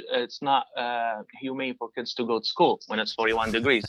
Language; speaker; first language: English; non-native, fluent; Arabic